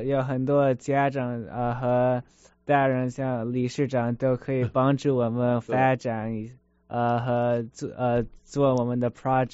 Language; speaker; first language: Chinese; early bilingual, heritage; Chinese